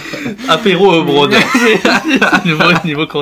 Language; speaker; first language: French; native; French